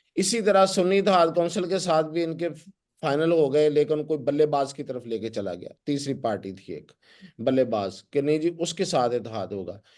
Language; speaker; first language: Urdu; non-native, local second language; Punjabi